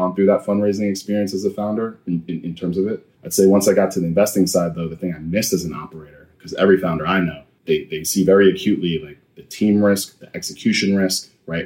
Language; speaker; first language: English; native; English